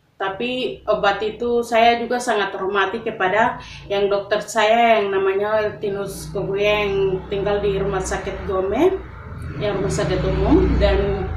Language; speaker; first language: Indonesian; non-native, local second language; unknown